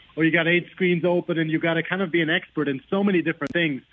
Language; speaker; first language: English; non-native, fluent; German